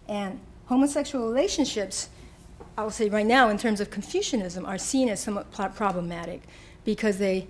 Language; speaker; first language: English; native; English